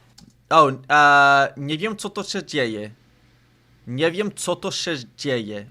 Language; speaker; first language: Polish; non-native, learner; English